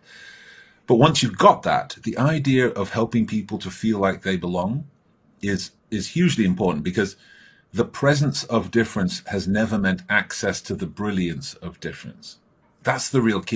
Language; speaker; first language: English; native; English